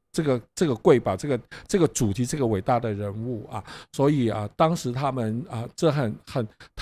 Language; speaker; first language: Chinese; non-native, local second language; Cantonese